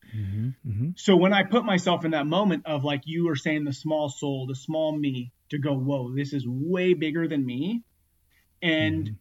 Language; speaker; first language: English; native; English